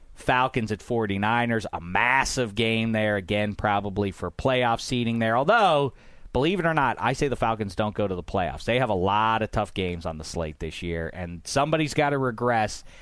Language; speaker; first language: English; native; English